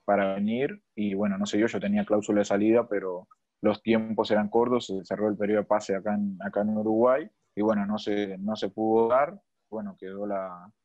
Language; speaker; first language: Spanish; native; Spanish